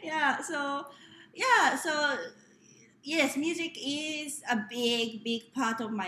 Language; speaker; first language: English; non-native, fluent; Japanese